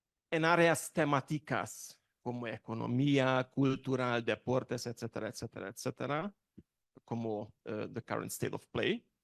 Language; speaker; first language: Spanish; non-native, learner; Hungarian